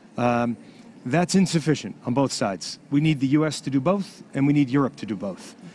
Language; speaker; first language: English; native; English